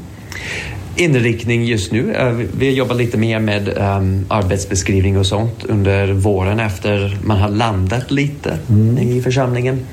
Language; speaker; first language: Swedish; non-native, fluent; English